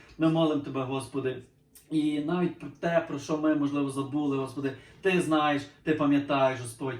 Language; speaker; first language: Ukrainian; native; Ukrainian